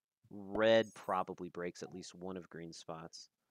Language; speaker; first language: English; native; English